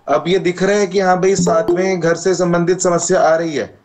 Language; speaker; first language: Hindi; native; Hindi